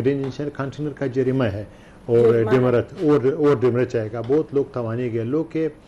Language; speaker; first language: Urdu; non-native, learner; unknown